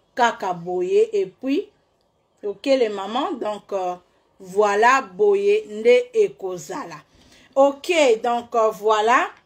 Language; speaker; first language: French; non-native, local second language; Lingala